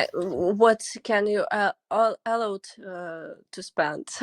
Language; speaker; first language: English; non-native, learner; Russian